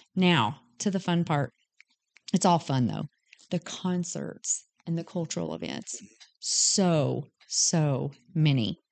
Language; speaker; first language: English; native; English